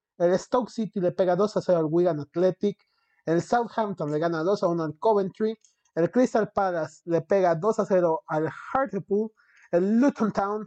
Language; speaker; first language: Spanish; early bilingual, heritage; Spanish